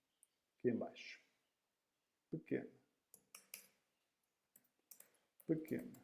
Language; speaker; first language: Portuguese; early bilingual, heritage; Portuguese